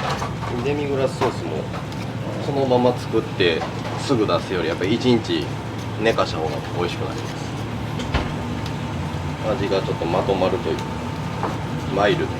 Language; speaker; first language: Japanese; native; Japanese